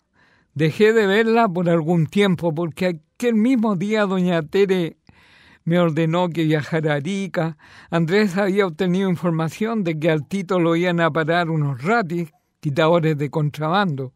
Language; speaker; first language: Spanish; native; Spanish